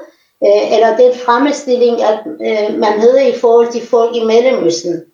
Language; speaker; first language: Danish; non-native, fluent; Persian